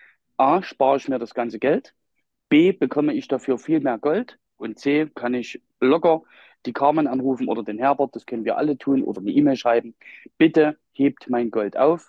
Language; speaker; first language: German; native; German